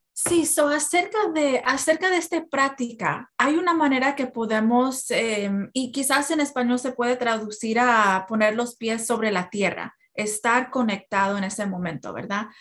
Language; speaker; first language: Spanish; early bilingual, heritage; Spanish